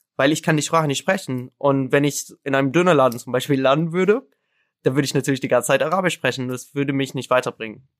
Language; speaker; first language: German; non-native, fluent; Arabic